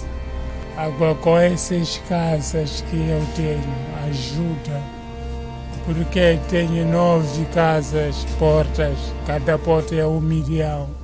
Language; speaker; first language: Portuguese; non-native, local second language; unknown